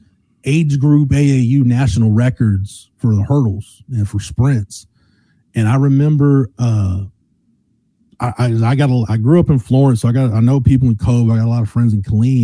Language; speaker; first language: English; native; English